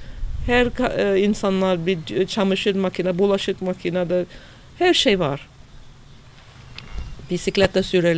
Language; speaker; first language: Turkish; non-native, fluent; English